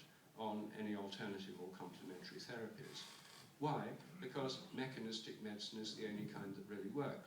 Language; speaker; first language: English; native; English